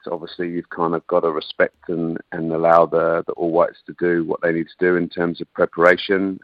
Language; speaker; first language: English; native; English